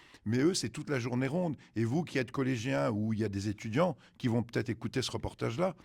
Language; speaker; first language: French; native; French